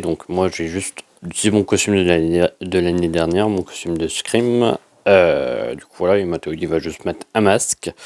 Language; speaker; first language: French; native; French